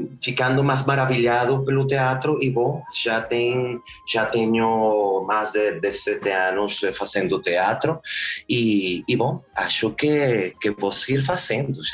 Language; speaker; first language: Portuguese; early bilingual, heritage; Spanish